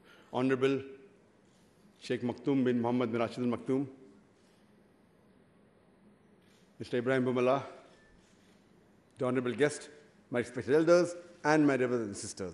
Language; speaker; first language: English; non-native, local second language; Urdu